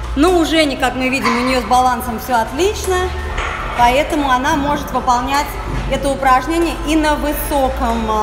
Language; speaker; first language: Russian; early bilingual, heritage; Russian